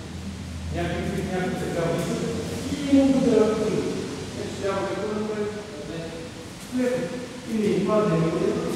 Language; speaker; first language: Bulgarian; non-native, learner; Russian